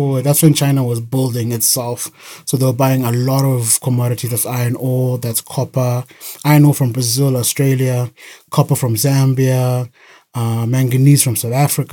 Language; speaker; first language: English; non-native, local second language; Shona